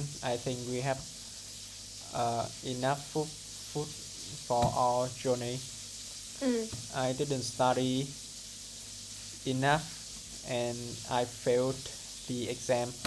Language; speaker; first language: English; non-native, learner; Vietnamese